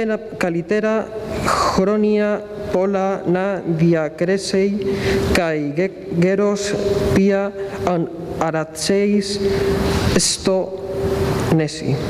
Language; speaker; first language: Greek; non-native, learner; Spanish